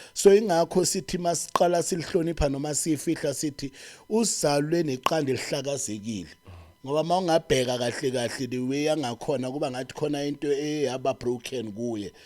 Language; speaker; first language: Zulu; native; Zulu